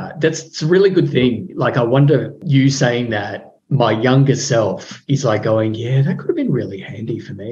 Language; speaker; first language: English; native; English